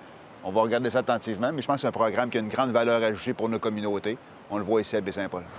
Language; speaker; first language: French; native; French